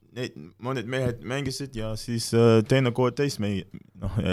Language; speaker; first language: Estonian; non-native, fluent; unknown